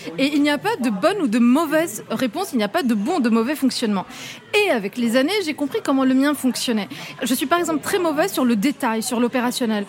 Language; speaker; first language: French; non-native, local second language; Arabic